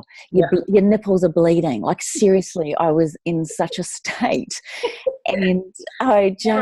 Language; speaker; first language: English; native; English